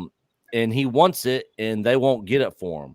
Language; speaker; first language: English; native; English